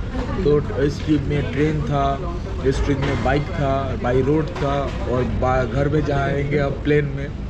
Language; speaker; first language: Hindi; non-native, local second language; Bangla